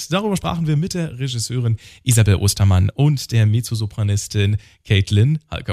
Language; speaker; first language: German; native; German